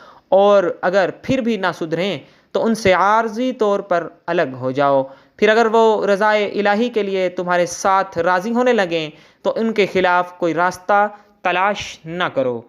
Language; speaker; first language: Urdu; native; Urdu